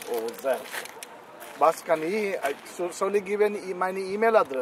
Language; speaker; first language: German; non-native, learner; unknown